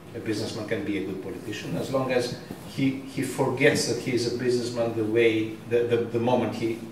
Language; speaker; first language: English; non-native, fluent; Greek